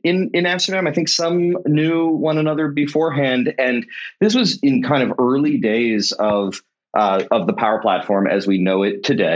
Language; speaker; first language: English; native; English